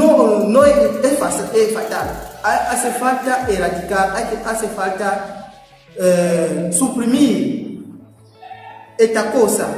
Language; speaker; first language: Spanish; non-native, learner; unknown